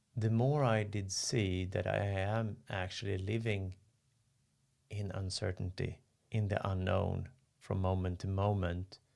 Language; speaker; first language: English; non-native, fluent; Swedish